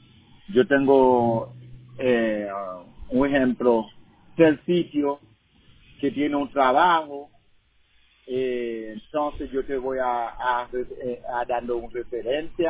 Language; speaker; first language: Spanish; non-native, learner; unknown